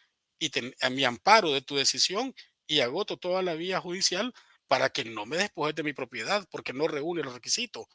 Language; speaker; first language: Spanish; native; Spanish